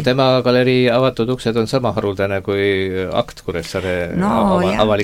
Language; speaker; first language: Estonian; native; Estonian